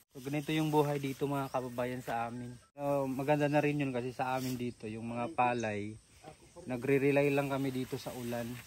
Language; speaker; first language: Filipino; non-native, local second language; Cebuano